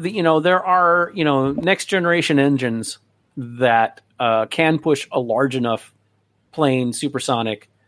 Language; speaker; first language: English; native; English